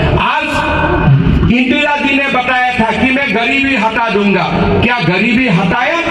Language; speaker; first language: Hindi; non-native, local second language; Assamese